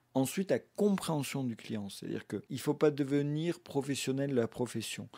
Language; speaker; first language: French; native; French